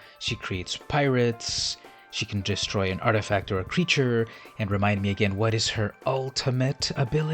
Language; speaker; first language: English; native; English